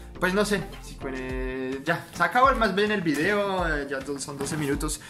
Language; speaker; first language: Spanish; non-native, fluent; French